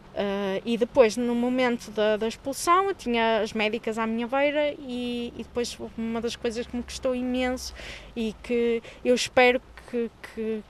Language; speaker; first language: Portuguese; native; Portuguese